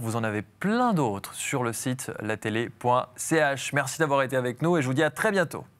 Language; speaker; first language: French; native; French